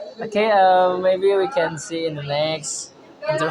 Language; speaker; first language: English; non-native, learner; Indonesian